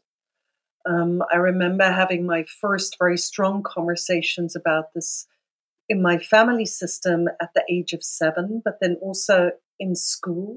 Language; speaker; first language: English; native; English